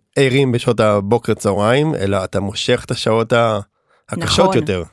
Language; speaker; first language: Hebrew; native; Hebrew